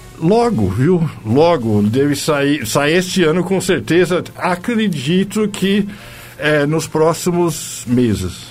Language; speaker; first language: Portuguese; non-native, fluent; English